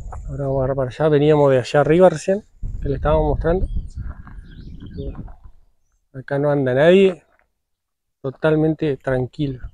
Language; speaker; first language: Spanish; native; Spanish